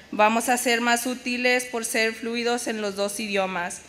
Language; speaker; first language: Spanish; early bilingual, heritage; Spanish